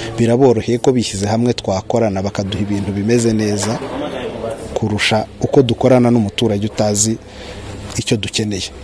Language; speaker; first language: Kinyarwanda; native; Kinyarwanda